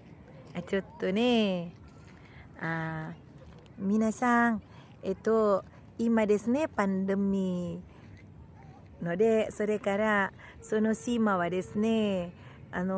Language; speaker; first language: Japanese; non-native, learner; Indonesian